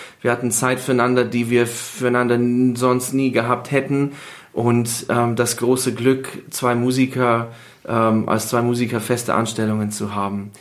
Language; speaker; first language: German; non-native, fluent; English